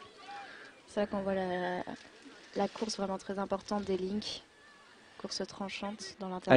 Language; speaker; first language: French; native; French